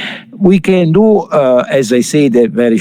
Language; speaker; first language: English; non-native, fluent; Italian